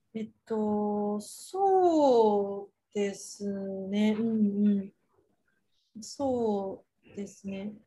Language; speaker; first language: Japanese; early bilingual, other home language; Chinese